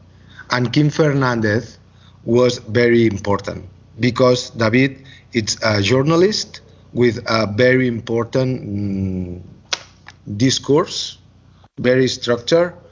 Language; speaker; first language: English; non-native, learner; Catalan